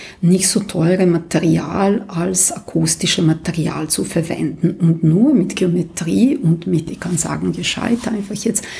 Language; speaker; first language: German; non-native, fluent; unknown